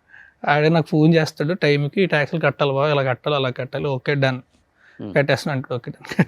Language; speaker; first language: Telugu; native; Telugu